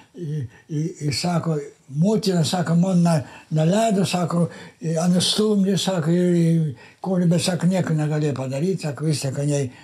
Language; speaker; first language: Lithuanian; non-native, local second language; Yiddish